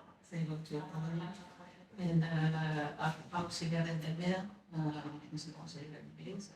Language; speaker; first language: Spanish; non-native, learner; French